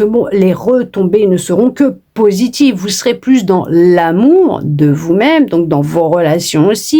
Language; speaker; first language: French; native; French